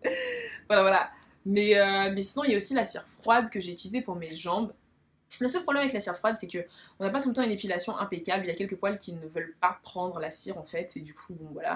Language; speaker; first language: French; native; French